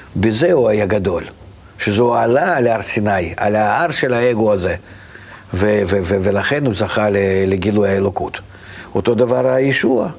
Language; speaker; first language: Hebrew; non-native, fluent; Russian